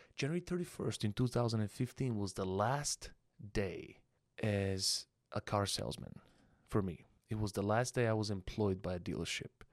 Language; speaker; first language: English; non-native, fluent; Bulgarian